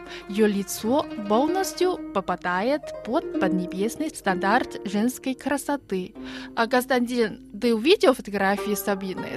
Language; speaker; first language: Russian; non-native, fluent; Chinese